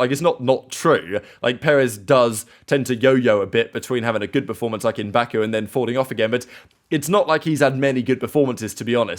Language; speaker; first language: English; native; English